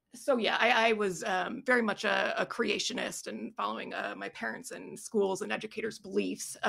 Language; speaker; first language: English; native; English